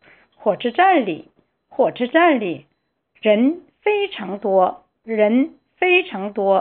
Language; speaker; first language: Chinese; non-native, fluent; Korean